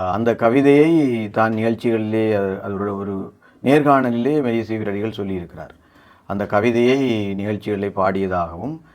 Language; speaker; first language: Tamil; native; Tamil